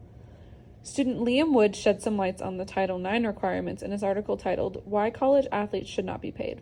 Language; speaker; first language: English; native; English